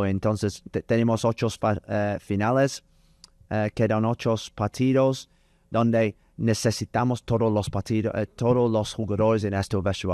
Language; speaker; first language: Spanish; non-native, learner; English